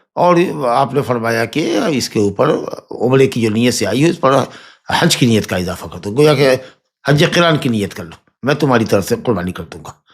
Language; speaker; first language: Urdu; native; Urdu